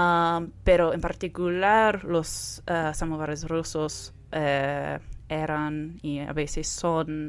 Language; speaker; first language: Spanish; non-native, fluent; English